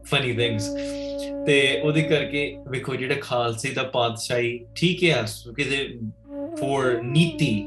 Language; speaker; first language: English; early bilingual, other home language; Punjabi